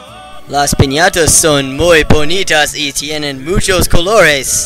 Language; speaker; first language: Spanish; non-native, learner; English